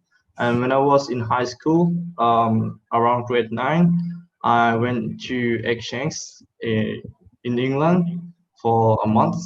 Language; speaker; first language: English; non-native, fluent; Thai